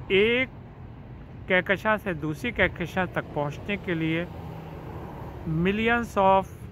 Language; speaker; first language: Urdu; native; Urdu